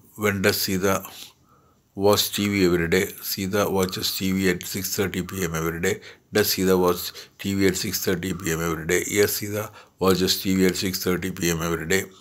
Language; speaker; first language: English; non-native, local second language; Malayalam